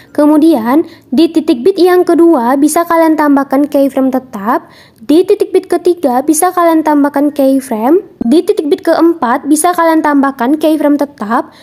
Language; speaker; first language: Indonesian; non-native, local second language; Minangkabau